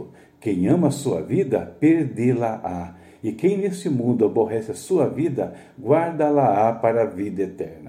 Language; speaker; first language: Portuguese; native; Portuguese